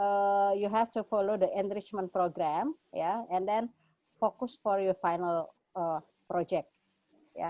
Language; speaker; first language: English; non-native, fluent; Indonesian